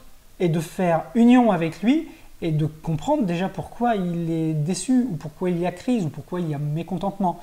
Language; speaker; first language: French; native; French